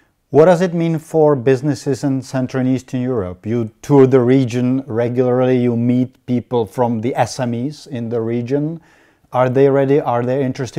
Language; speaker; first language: English; non-native, fluent; Czech